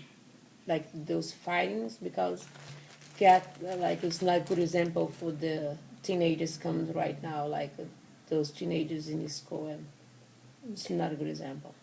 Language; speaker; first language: English; non-native, learner; Portuguese